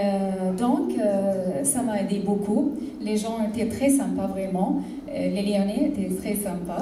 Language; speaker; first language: French; non-native, fluent; Arabic